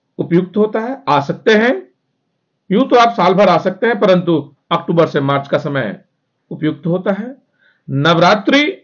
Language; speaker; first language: Hindi; native; Hindi